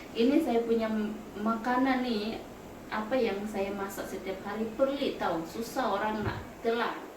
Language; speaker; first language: Malay; non-native, local second language; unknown